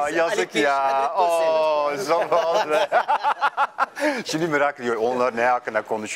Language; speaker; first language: Turkish; non-native, fluent; Dutch